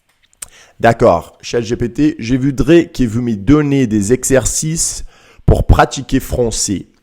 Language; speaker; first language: French; non-native, learner; Portuguese